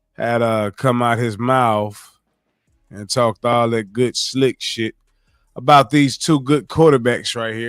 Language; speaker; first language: English; native; English